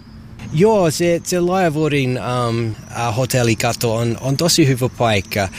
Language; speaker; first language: Finnish; non-native, learner; English